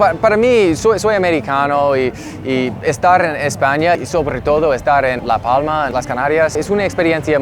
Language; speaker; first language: Spanish; non-native, learner; English